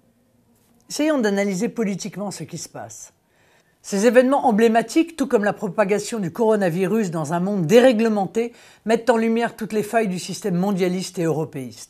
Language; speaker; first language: French; native; French